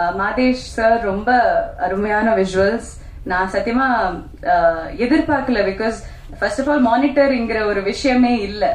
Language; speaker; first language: Tamil; non-native, local second language; Malayalam